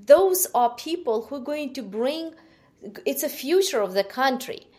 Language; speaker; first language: English; non-native, fluent; Ukrainian